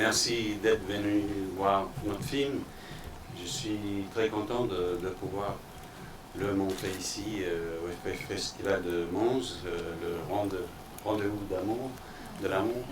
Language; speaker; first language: French; non-native, fluent; Danish